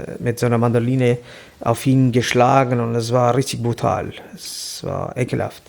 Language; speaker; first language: German; non-native, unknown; Albanian